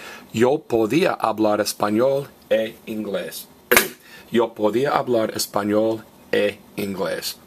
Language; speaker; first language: Spanish; non-native, fluent; English